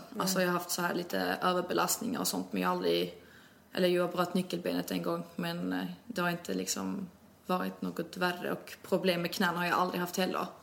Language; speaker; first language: Swedish; early bilingual, other home language; Albanian